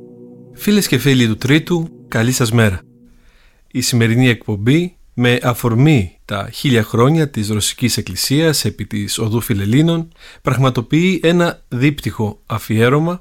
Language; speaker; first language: Greek; native; Greek